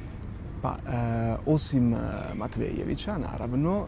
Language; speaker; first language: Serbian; non-native, fluent; Italian